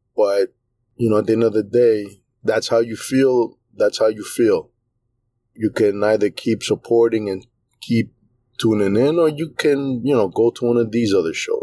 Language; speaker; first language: English; early bilingual, other home language; Greek